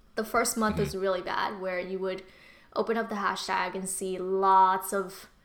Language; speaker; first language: English; early bilingual, other home language; Burmese